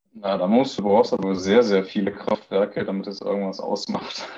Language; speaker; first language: German; early bilingual, other home language; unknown